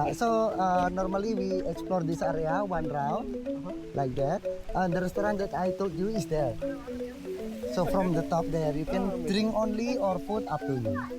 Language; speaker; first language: English; non-native, learner; Indonesian